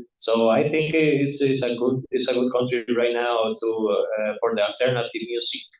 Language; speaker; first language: English; non-native, learner; Spanish